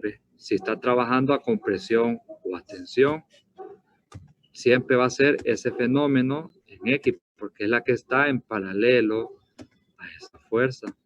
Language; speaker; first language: Spanish; native; Spanish